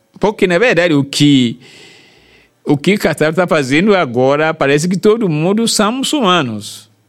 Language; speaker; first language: Portuguese; non-native, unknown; Yoruba